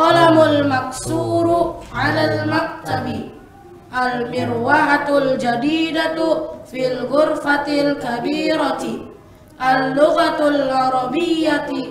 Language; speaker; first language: Arabic; non-native, learner; Indonesian